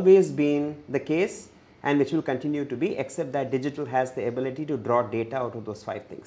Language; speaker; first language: English; non-native, local second language; Malayalam